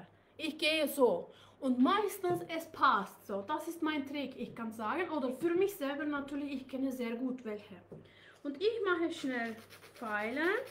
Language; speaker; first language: German; non-native, learner; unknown